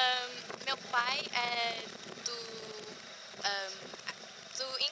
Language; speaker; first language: Portuguese; early bilingual, heritage; English